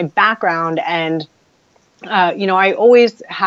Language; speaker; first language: English; native; English